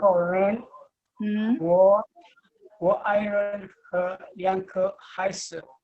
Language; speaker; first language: Chinese; non-native, learner; Indonesian